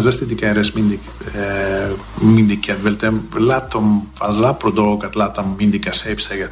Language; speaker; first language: Hungarian; non-native, learner; Greek